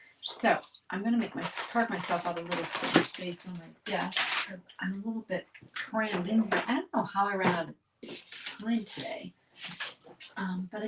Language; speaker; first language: English; native; English